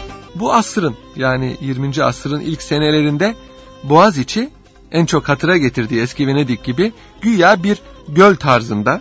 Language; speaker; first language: Turkish; native; Turkish